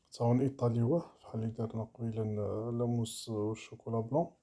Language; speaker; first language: Arabic; native; Arabic